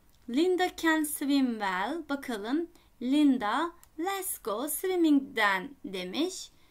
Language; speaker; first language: English; non-native, fluent; Turkish